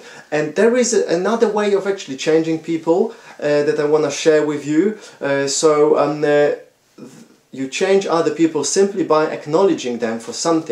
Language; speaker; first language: English; non-native, fluent; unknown